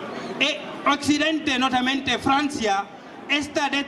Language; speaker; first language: Spanish; non-native, fluent; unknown